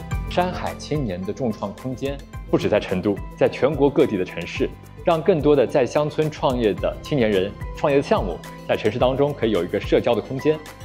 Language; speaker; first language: Chinese; native; Chinese